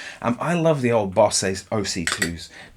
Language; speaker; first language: English; native; English